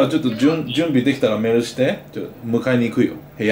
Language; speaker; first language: Japanese; native; Japanese